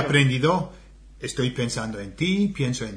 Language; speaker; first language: Spanish; non-native, fluent; English